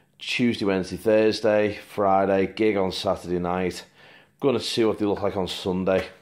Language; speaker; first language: English; native; English